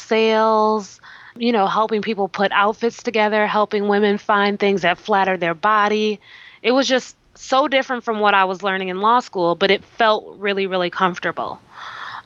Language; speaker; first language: English; native; English